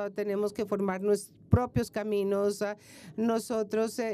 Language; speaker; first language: Spanish; non-native, fluent; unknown